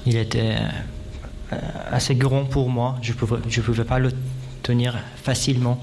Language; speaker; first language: French; non-native, fluent; Persian